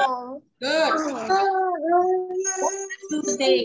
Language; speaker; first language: English; non-native, fluent; Indonesian